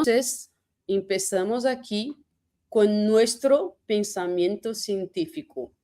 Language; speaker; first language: Spanish; non-native, fluent; Portuguese